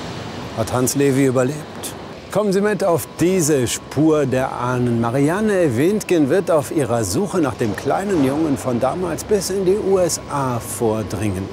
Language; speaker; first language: German; native; German